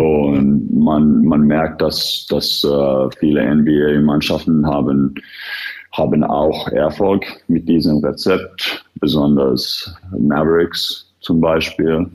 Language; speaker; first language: German; non-native, fluent; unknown